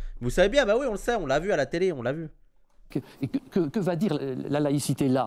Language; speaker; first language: French; native; French